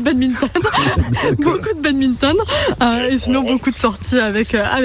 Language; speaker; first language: French; native; French